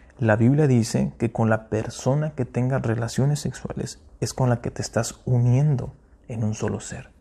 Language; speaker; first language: Spanish; early bilingual, heritage; Spanish